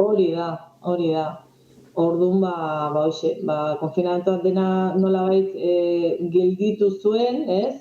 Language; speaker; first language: Basque; non-native, local second language; Spanish